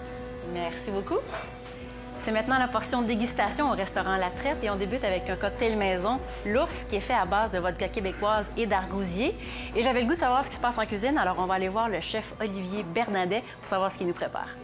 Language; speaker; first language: French; native; French